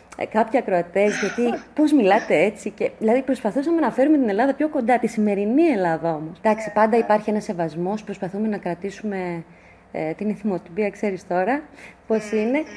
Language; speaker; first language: Greek; early bilingual, heritage; Greek